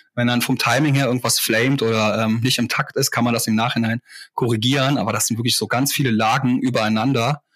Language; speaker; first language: German; native; German